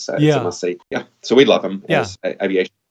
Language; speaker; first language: English; native; English